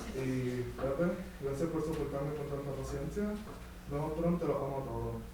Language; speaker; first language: Spanish; early bilingual, other home language; English